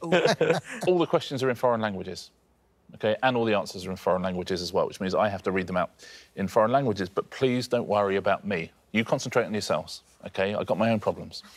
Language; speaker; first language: English; native; English